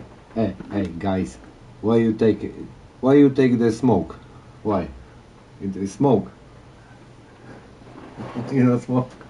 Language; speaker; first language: English; non-native, learner; Polish